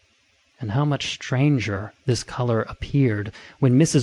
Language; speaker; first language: English; native; English